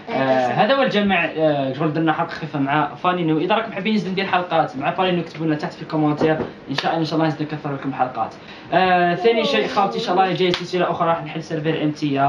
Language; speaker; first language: Arabic; native; Arabic